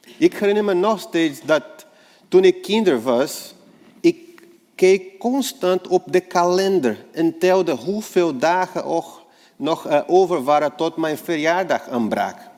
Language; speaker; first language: Dutch; non-native, fluent; Portuguese